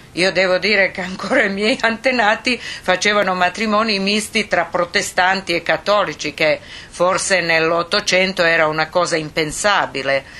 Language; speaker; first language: Italian; non-native, fluent; Croatian